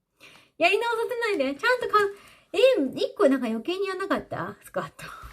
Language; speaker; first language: Japanese; native; Japanese